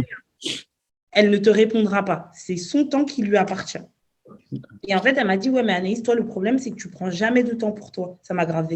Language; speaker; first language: French; native; French